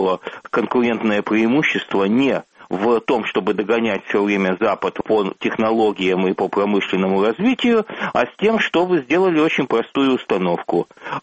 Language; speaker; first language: Russian; native; Russian